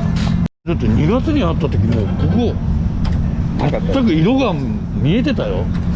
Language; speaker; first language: Japanese; native; Japanese